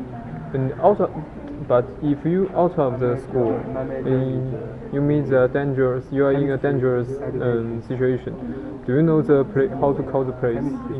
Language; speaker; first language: English; non-native, learner; Chinese